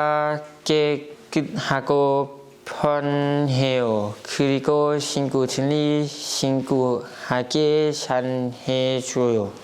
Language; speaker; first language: Korean; non-native, learner; Thai